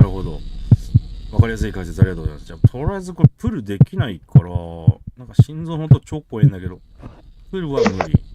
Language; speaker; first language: Japanese; native; Japanese